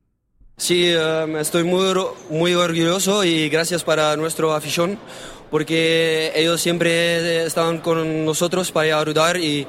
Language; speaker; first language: Spanish; non-native, learner; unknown